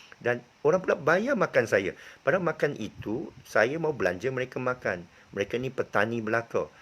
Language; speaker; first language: Malay; non-native, local second language; Chinese